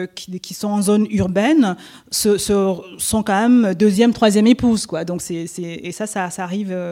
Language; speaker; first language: French; native; French